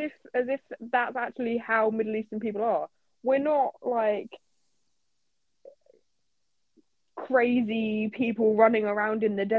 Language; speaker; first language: English; native; English